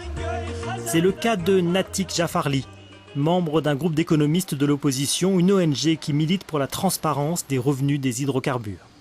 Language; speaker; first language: French; native; French